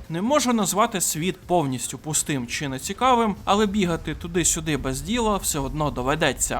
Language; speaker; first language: Ukrainian; native; Ukrainian